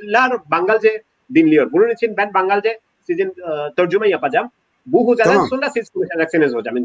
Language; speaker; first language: Turkish; non-native, learner; Bangla